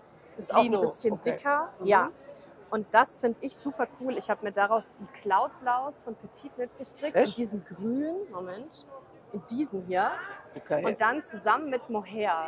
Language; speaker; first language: German; native; German